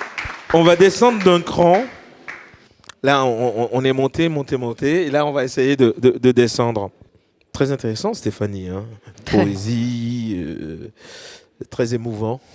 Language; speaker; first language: French; native; French